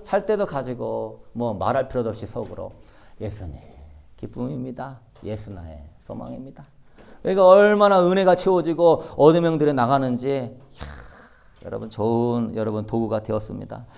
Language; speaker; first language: Korean; native; Korean